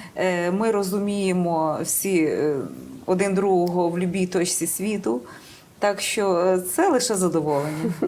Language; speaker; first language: Ukrainian; native; Ukrainian